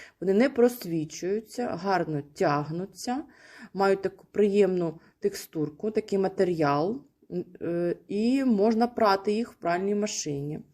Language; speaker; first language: Ukrainian; native; Ukrainian